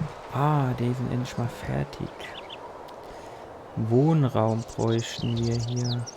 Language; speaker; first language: German; native; German